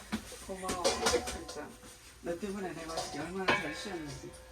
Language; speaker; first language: Korean; native; Korean